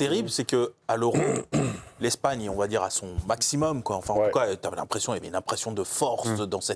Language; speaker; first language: French; native; French